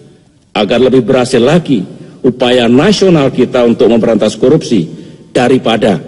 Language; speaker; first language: Indonesian; native; Indonesian